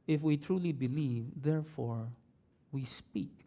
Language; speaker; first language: English; non-native, local second language; Filipino